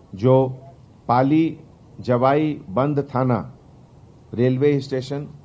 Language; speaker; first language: Hindi; non-native, local second language; Telugu